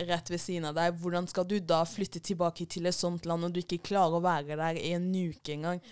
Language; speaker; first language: Norwegian; early bilingual, other home language; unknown